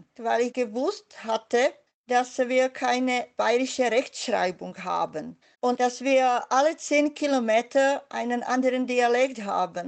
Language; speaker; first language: German; non-native, fluent; Czech